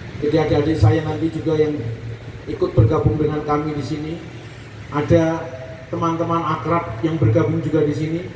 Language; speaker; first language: Indonesian; native; Indonesian